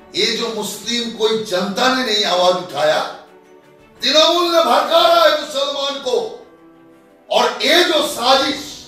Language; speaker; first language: Hindi; non-native, local second language; Bangla